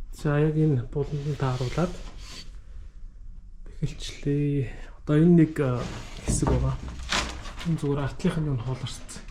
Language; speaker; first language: Mongolian; native; Mongolian